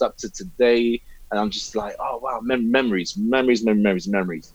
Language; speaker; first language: English; native; English